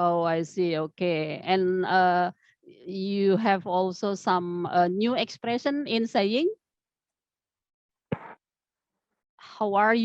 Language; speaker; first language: English; non-native, fluent; Indonesian